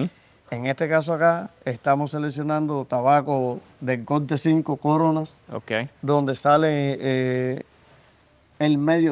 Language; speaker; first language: Spanish; native; Spanish